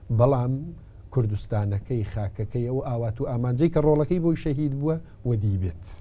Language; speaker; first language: Central Kurdish; native; Central Kurdish